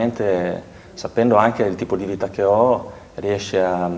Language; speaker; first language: Italian; native; Italian